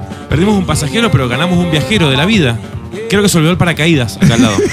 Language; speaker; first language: Spanish; native; Spanish